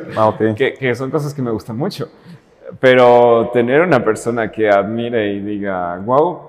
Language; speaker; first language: Spanish; native; Spanish